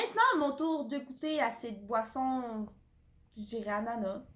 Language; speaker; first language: French; native; French